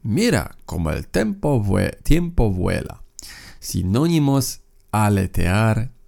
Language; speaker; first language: Spanish; non-native, fluent; Polish